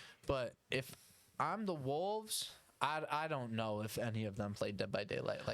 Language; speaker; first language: English; native; English